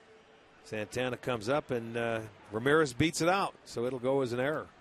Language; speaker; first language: English; native; English